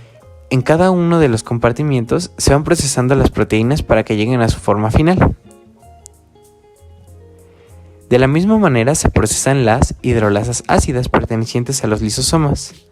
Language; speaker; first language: Spanish; native; Spanish